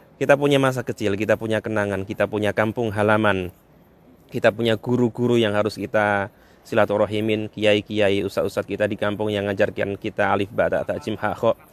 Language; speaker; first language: Indonesian; native; Indonesian